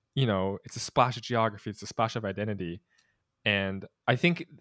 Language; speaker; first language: English; early bilingual, other home language; Chinese